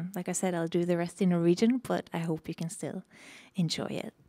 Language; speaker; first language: English; non-native, fluent; Norwegian